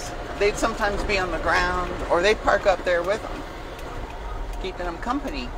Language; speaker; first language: English; native; English